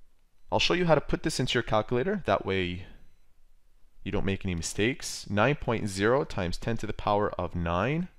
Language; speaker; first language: English; native; English